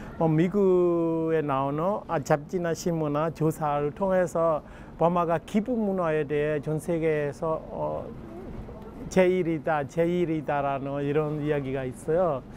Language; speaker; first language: Korean; non-native, fluent; Burmese